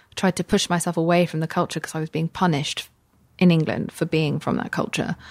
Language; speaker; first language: English; native; English